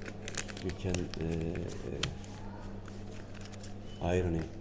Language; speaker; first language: English; non-native, learner; Turkish